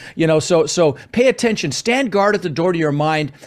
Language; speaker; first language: English; early bilingual, other home language; Dutch